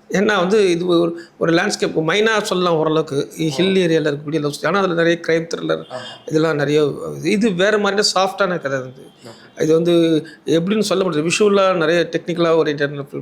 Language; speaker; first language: Tamil; native; Tamil